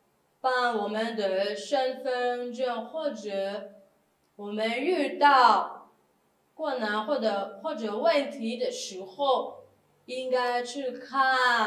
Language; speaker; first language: Chinese; non-native, fluent; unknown